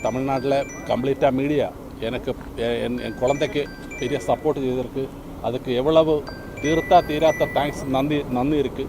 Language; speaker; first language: Tamil; non-native, learner; Malayalam